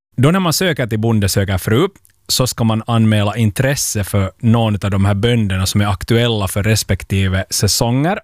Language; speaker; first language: Swedish; native; Swedish